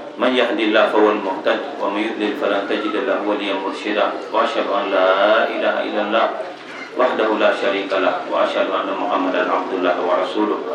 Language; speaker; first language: Arabic; non-native, fluent; Mossi